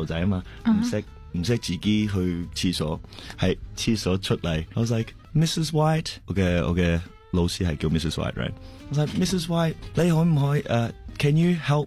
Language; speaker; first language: Cantonese; non-native, fluent; Chinese